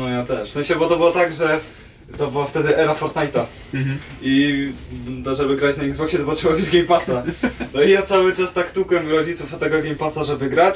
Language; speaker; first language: Polish; native; Polish